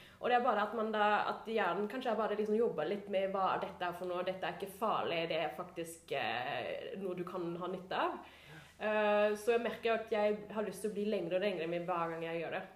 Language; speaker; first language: Norwegian; non-native, fluent; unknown